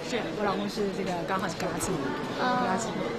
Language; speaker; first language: Chinese; native; Chinese